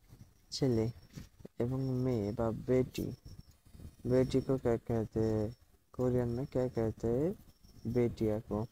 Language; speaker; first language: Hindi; non-native, learner; Bangla